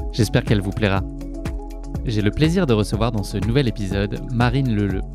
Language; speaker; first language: French; native; French